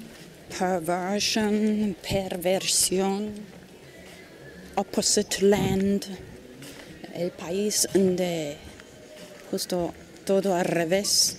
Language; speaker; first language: Spanish; non-native, fluent; German